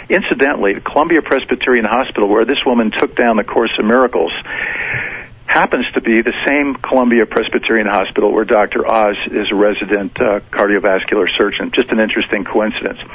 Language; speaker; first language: English; native; English